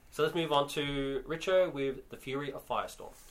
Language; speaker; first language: English; native; English